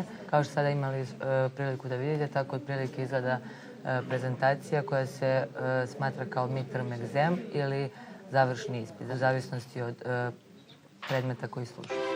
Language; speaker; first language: Bosnian; native; Bosnian